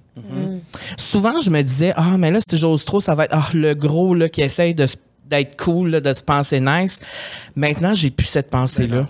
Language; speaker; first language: French; native; French